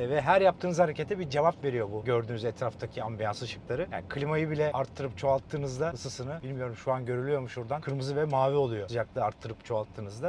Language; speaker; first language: Turkish; native; Turkish